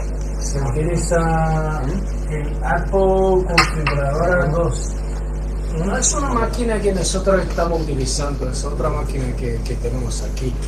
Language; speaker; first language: Spanish; non-native, fluent; Chinese